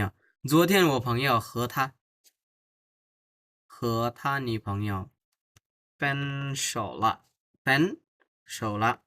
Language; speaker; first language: Chinese; non-native, fluent; Bangla